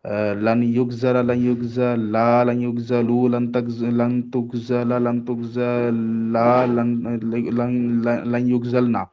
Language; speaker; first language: Arabic; non-native, learner; Urdu